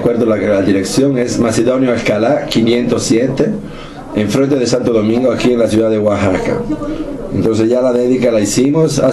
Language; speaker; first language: Spanish; non-native, fluent; Italian